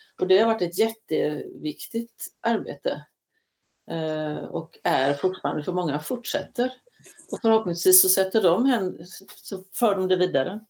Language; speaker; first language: Swedish; native; Swedish